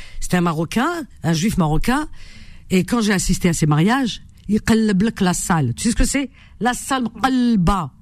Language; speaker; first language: French; early bilingual, other home language; Arabic